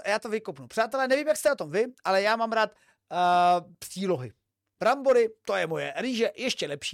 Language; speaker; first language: Czech; native; Czech